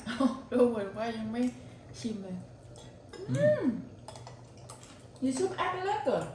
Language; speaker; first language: Dutch; non-native, learner; Thai